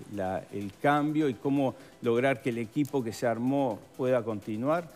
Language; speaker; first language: Spanish; native; Spanish